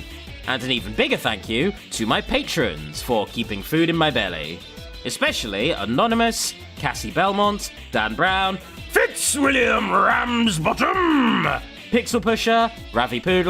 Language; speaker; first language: English; native; English